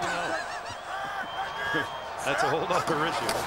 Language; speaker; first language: English; native; English